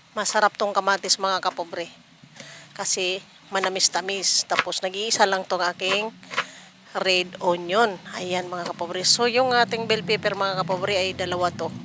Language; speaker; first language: Filipino; non-native, local second language; Cebuano